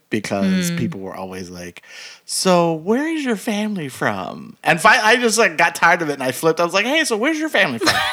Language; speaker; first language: English; early bilingual, other home language; Spanish